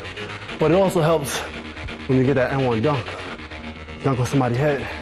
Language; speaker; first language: English; native; English